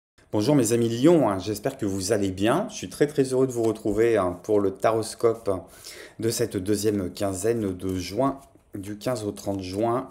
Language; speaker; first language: French; native; French